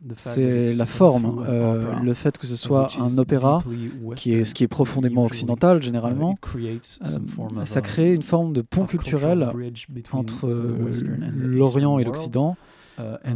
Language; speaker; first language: French; non-native, fluent; Arabic